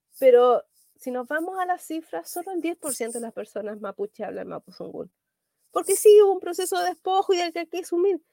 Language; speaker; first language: Spanish; native; Spanish